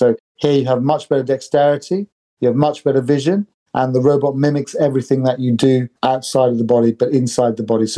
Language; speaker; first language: English; native; English